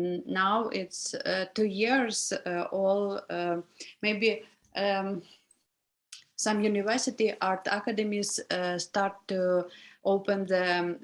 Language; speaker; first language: English; non-native, learner; Ukrainian